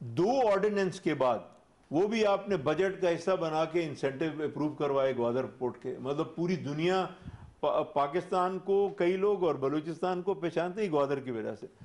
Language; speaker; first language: Urdu; non-native, local second language; Pashto